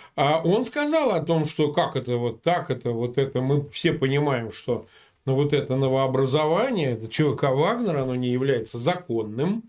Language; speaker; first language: Russian; native; Russian